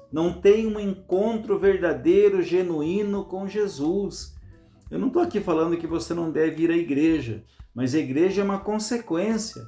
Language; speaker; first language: Portuguese; native; Portuguese